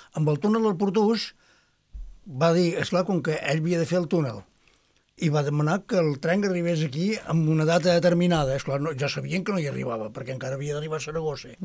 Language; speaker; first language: Catalan; native; Catalan